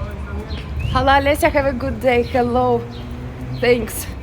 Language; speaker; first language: English; non-native, learner; Russian